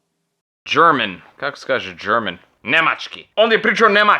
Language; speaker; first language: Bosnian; non-native, learner; English